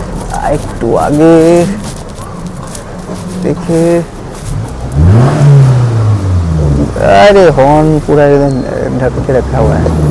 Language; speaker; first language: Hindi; non-native, local second language; Bangla